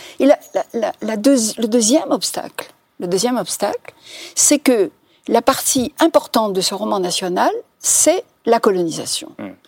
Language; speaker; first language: French; non-native, local second language; Arabic